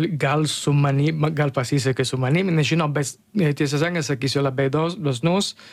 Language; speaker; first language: Lithuanian; non-native, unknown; Italian